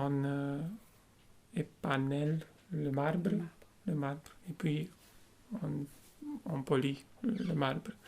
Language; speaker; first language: French; non-native, fluent; Romanian